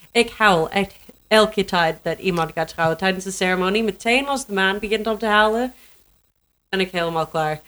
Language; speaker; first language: Dutch; non-native, learner; English